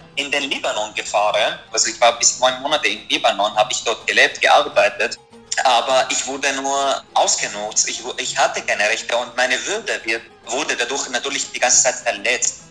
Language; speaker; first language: German; non-native, fluent; Arabic